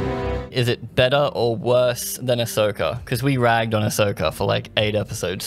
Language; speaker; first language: English; native; English